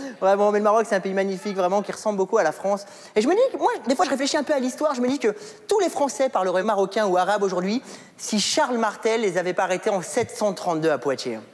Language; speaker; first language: French; early bilingual, other home language; Arabic